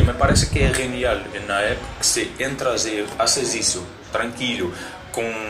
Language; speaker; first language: Spanish; non-native, learner; Portuguese